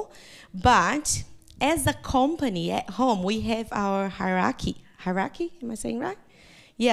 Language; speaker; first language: English; non-native, fluent; Portuguese